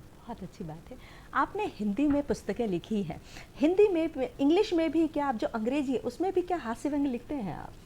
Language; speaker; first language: Hindi; native; Hindi